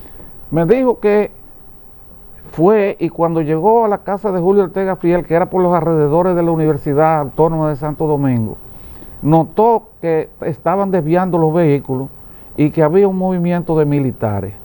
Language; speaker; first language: Spanish; native; Spanish